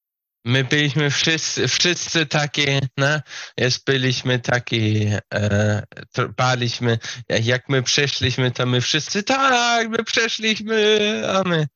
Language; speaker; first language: Polish; non-native, fluent; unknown